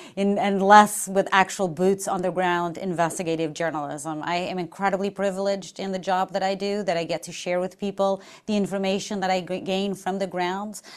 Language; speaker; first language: English; non-native, fluent; Portuguese